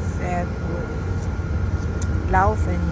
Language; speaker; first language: German; non-native, learner; Filipino